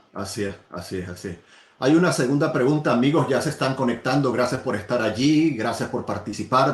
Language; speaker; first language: Spanish; native; Spanish